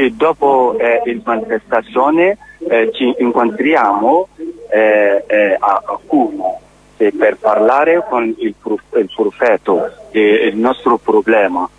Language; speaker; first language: Italian; non-native, learner; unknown